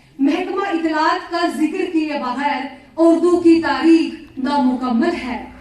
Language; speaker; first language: Urdu; non-native, local second language; Kashmiri